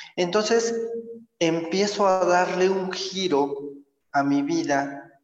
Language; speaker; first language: Spanish; native; Spanish